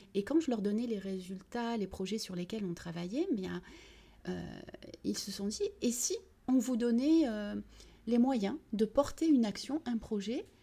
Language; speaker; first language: French; early bilingual, other home language; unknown